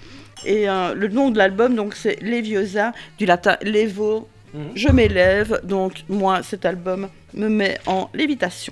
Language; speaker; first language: French; native; French